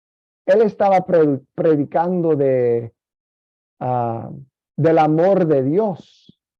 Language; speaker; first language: Spanish; non-native, fluent; English